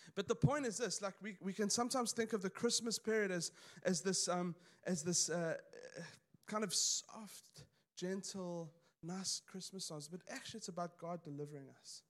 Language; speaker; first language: English; native; English